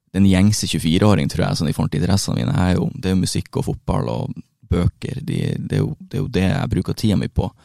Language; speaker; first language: Norwegian; native; Norwegian